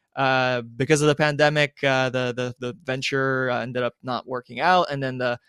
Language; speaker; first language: English; non-native, fluent; French